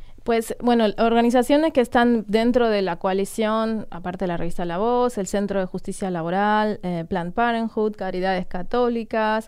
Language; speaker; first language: Spanish; native; Spanish